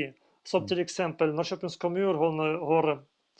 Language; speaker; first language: Swedish; non-native, fluent; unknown